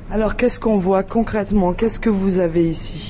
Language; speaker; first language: French; native; French